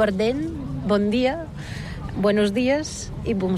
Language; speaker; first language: French; non-native, learner; Bulgarian